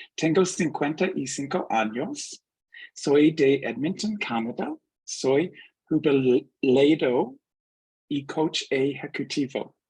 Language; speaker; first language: Spanish; non-native, learner; English